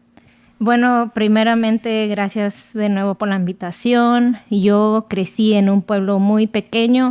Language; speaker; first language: Spanish; early bilingual, other home language; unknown